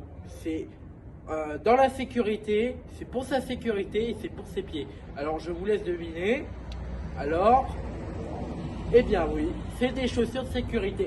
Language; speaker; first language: French; native; French